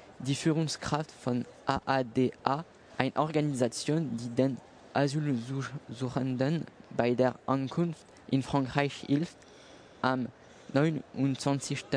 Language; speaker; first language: German; non-native, learner; French